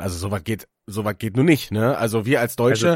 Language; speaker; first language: German; native; German